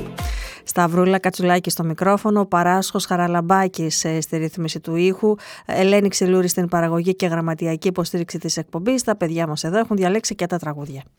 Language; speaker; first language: Greek; native; Greek